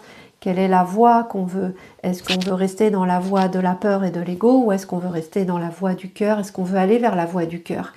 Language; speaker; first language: French; native; French